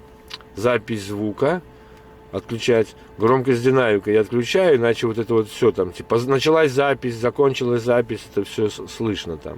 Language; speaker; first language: Russian; native; Russian